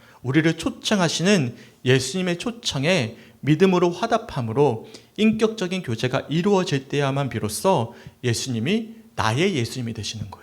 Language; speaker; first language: Korean; native; Korean